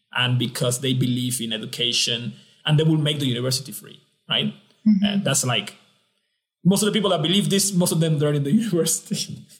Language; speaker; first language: English; non-native, fluent; Spanish